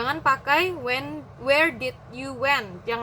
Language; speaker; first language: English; non-native, fluent; Indonesian